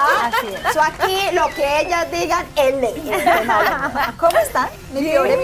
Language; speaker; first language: Spanish; native; Spanish